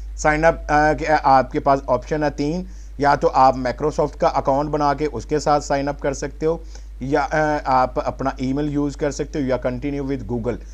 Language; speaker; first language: Urdu; non-native, local second language; Punjabi